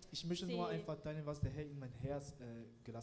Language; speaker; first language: German; non-native, learner; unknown